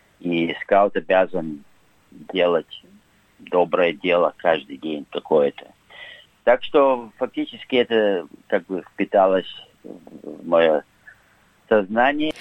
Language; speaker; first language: Russian; early bilingual, heritage; Russian